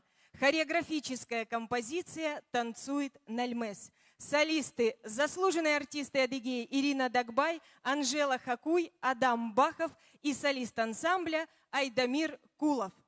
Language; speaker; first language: Russian; native; Russian